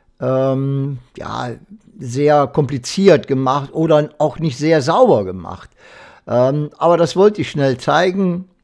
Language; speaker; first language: German; native; German